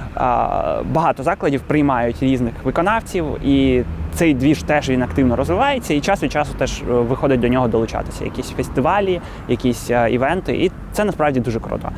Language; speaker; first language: Ukrainian; non-native, local second language; Russian